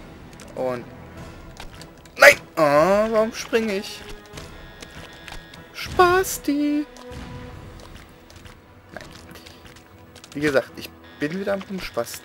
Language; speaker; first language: German; native; German